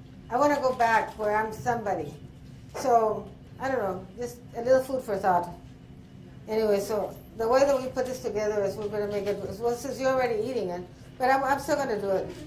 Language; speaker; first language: English; early bilingual, other home language; Spanish